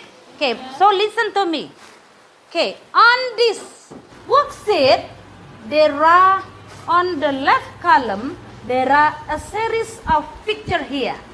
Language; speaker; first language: English; non-native, learner; Indonesian